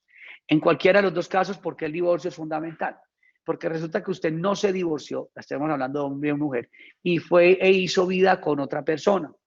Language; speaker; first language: Spanish; native; Spanish